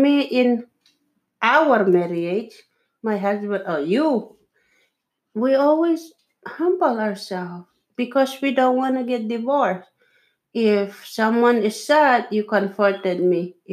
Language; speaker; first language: English; non-native, local second language; Filipino